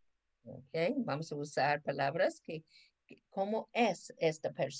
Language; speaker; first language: Spanish; non-native, fluent; English